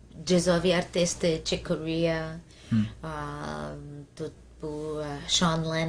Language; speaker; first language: Ukrainian; early bilingual, heritage; Ukrainian